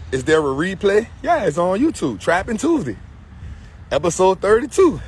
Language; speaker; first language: English; native; English